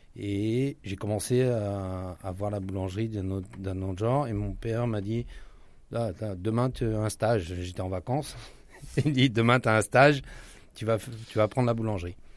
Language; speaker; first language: French; native; French